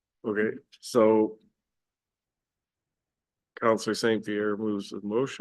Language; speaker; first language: English; native; English